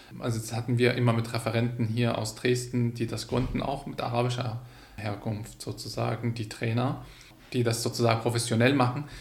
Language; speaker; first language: German; non-native, fluent; Arabic